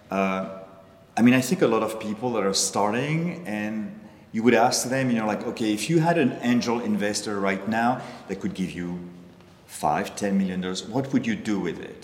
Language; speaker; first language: English; non-native, fluent; French